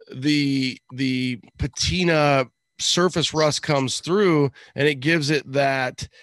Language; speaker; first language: English; native; English